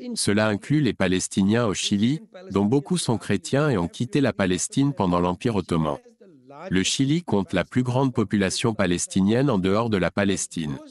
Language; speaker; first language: French; non-native, fluent; Punjabi